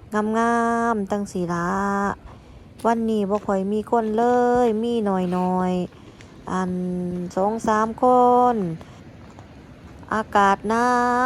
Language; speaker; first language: Thai; native; Thai